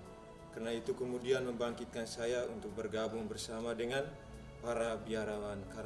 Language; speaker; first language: Indonesian; non-native, local second language; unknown